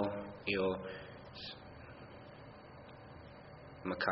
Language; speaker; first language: Italian; non-native, learner; English